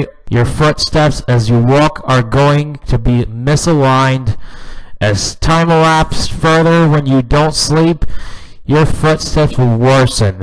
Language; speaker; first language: English; native; English